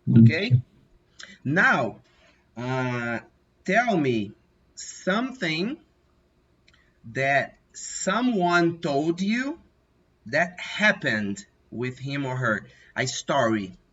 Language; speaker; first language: English; non-native, fluent; Portuguese